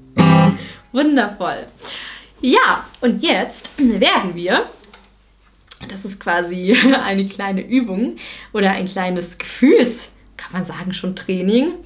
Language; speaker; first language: German; native; German